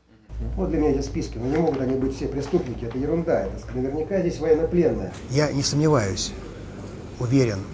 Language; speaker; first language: Russian; native; Russian